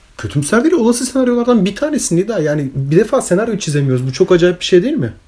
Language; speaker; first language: Turkish; early bilingual, heritage; Turkish